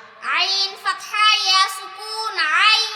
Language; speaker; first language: Arabic; non-native, learner; Bangla